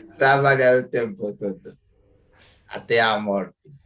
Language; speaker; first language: Portuguese; non-native, fluent; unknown